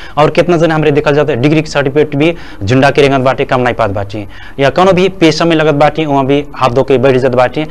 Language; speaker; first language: Bhojpuri; non-native, local second language; Dangaura Tharu